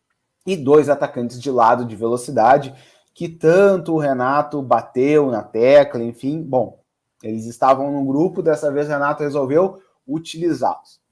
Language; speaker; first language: Portuguese; native; Portuguese